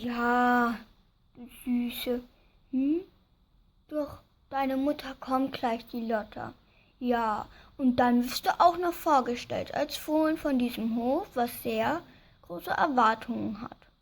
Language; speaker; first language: German; native; German